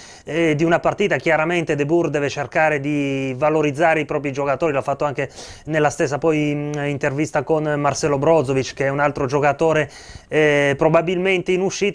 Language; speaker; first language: Italian; native; Italian